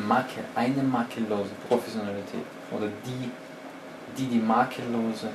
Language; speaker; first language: German; non-native, fluent; Russian